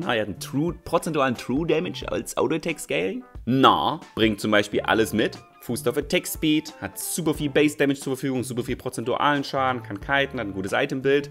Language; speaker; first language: German; native; German